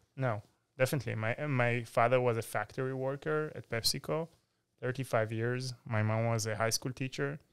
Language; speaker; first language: English; non-native, fluent; Hebrew